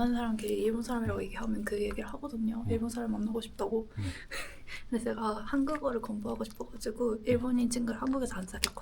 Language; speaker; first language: Korean; non-native, fluent; Japanese